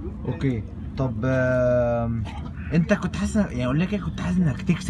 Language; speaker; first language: Arabic; native; Arabic